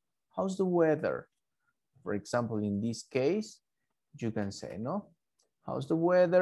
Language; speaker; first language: English; non-native, fluent; Spanish